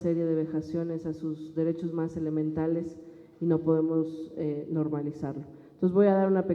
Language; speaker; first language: Spanish; native; Spanish